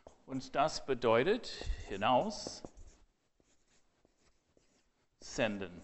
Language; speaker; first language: German; non-native, fluent; English